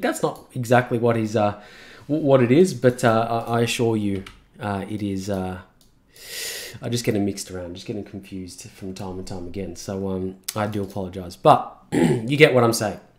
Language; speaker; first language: English; native; English